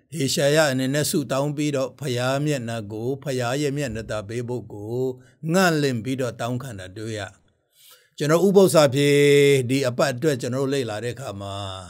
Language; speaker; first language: Burmese; non-native, local second language; Tedim Chin